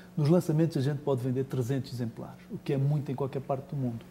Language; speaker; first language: Portuguese; native; Portuguese